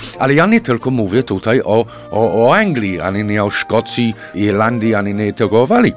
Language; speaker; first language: Polish; non-native, fluent; English